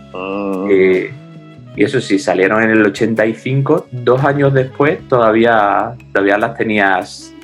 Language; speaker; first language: Spanish; native; Spanish